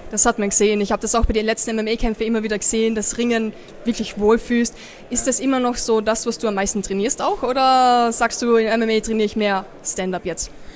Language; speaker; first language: German; native; German